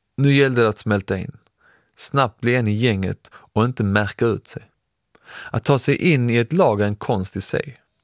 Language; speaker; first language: Swedish; early bilingual, other home language; Persian